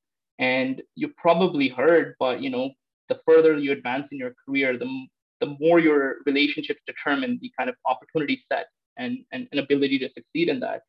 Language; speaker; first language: English; non-native, local second language; Punjabi